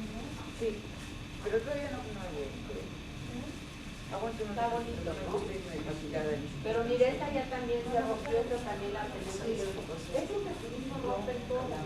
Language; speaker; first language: Spanish; native; Spanish